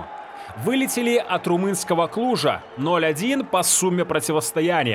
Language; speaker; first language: Russian; native; Russian